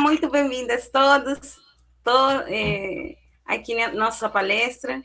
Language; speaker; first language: Portuguese; non-native, fluent; Spanish